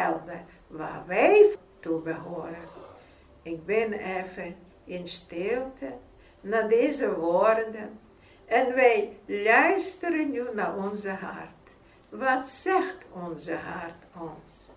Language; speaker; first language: Dutch; non-native, fluent; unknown